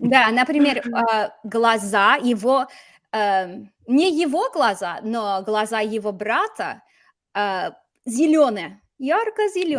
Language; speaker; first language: Russian; non-native, fluent; English